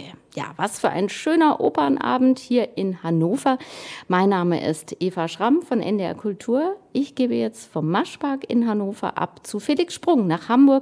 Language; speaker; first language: German; native; German